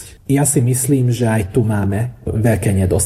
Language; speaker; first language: Slovak; early bilingual, heritage; Slovak